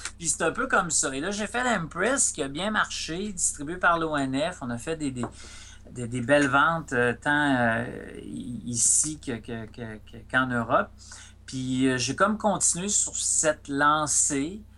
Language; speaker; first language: French; native; French